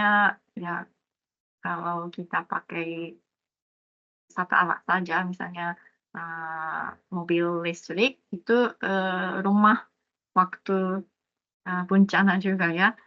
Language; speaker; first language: Indonesian; non-native, fluent; Japanese